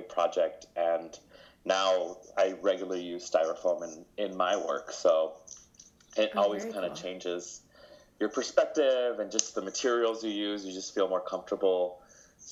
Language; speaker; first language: English; early bilingual, other home language; Spanish